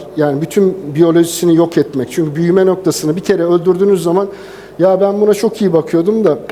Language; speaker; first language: Turkish; native; Turkish